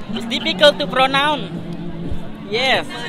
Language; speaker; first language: English; non-native, learner; Indonesian